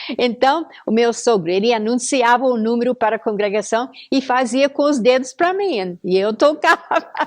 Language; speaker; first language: Portuguese; non-native, fluent; English